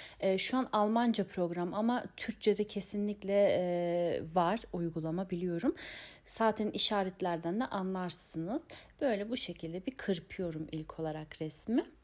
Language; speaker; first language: Turkish; early bilingual, heritage; Turkish